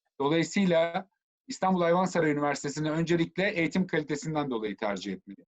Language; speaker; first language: Turkish; native; Turkish